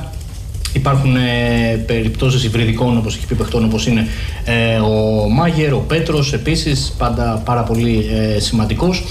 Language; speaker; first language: Greek; non-native, fluent; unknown